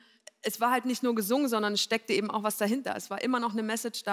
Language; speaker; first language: German; native; German